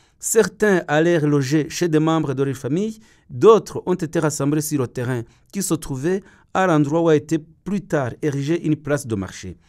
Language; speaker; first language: French; non-native, local second language; Kinyarwanda